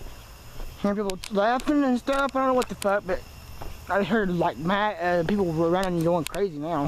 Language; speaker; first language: English; native; English